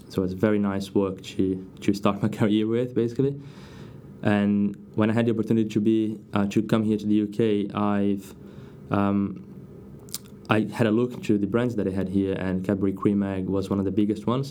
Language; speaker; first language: English; non-native, fluent; Portuguese